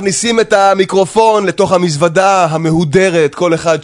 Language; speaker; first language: Hebrew; native; Hebrew